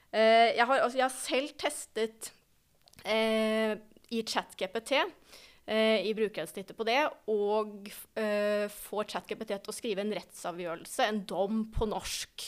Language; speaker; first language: Norwegian; native; Norwegian